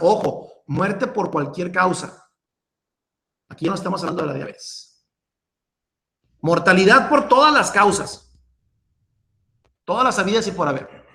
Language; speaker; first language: Spanish; native; Spanish